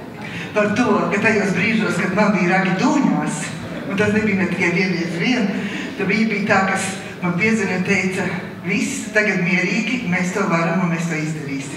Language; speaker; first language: Latvian; native; Latvian